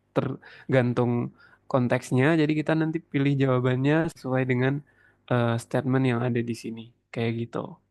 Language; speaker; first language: Indonesian; native; Indonesian